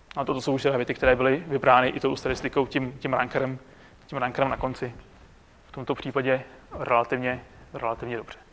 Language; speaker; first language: Czech; native; Czech